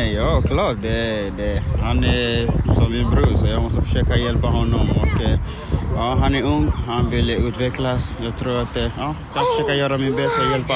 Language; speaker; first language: Swedish; non-native, fluent; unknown